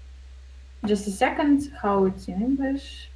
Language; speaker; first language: English; non-native, learner; Russian